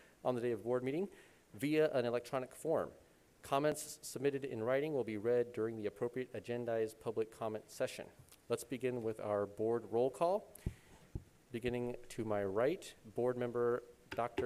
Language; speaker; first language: English; native; English